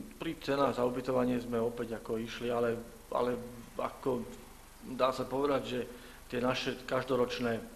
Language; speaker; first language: Slovak; native; Slovak